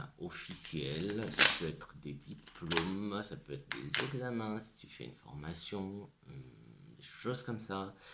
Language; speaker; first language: French; native; French